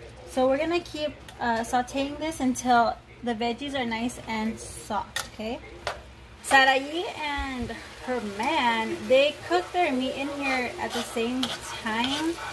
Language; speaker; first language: English; early bilingual, other home language; Spanish